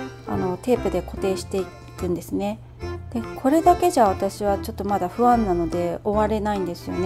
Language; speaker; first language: Japanese; native; Japanese